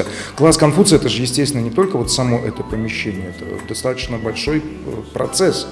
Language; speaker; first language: Russian; native; Russian